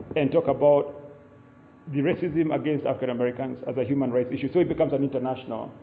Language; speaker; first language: English; non-native, local second language; Kikuyu